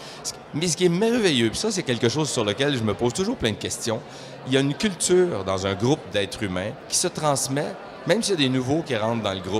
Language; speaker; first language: French; native; French